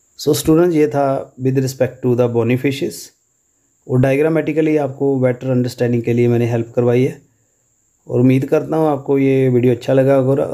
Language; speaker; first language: Urdu; non-native, local second language; Punjabi